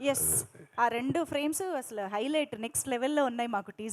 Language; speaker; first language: Telugu; native; Telugu